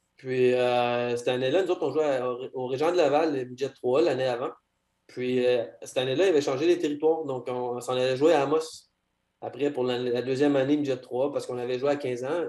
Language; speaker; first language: French; native; French